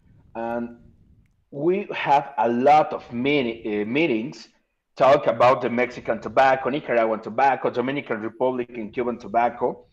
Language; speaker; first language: English; non-native, learner; Spanish